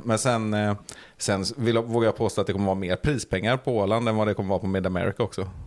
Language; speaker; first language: Swedish; native; Swedish